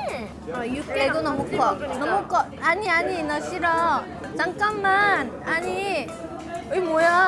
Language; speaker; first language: Korean; non-native, learner; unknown